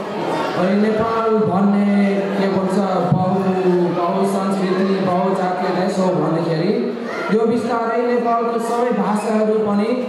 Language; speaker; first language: Nepali; non-native, fluent; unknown